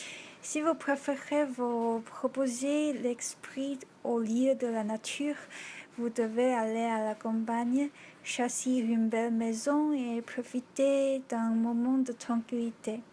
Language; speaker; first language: French; non-native, learner; Chinese